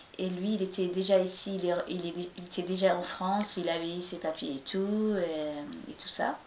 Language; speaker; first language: French; non-native, local second language; Somali